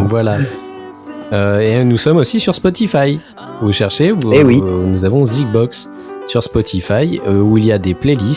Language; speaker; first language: French; native; French